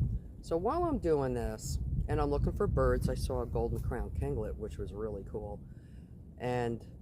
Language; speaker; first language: English; native; English